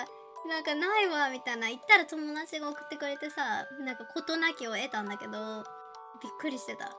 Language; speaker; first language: Japanese; native; Japanese